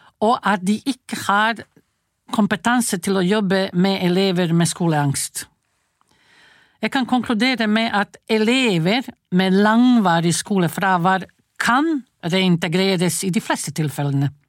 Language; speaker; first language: Norwegian; non-native, fluent; Croatian